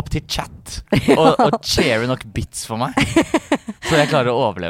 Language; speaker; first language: Norwegian; native; Norwegian